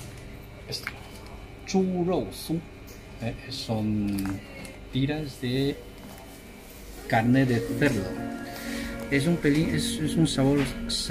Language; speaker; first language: Spanish; non-native, fluent; Chinese